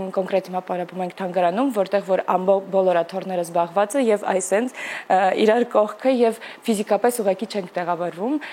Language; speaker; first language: Armenian; early bilingual, heritage; Armenian